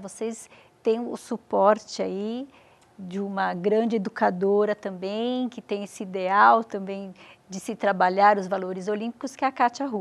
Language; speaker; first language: Portuguese; native; Portuguese